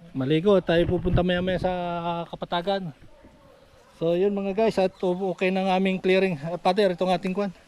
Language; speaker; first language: Filipino; non-native, local second language; Cebuano